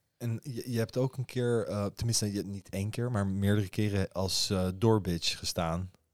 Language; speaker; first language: Dutch; early bilingual, other home language; Persian